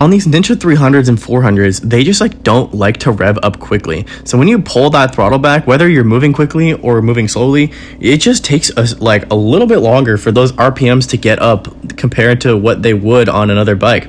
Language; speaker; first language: English; native; English